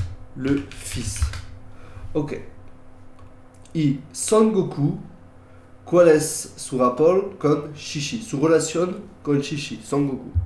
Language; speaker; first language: Spanish; non-native, learner; French